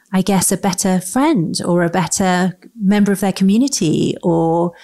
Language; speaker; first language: English; native; English